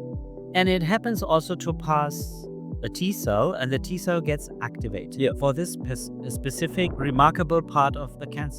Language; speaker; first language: English; non-native, fluent; German